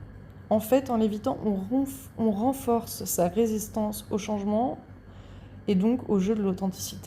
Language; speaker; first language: French; native; French